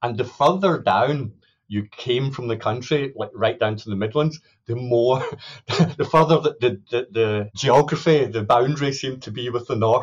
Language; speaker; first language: English; native; English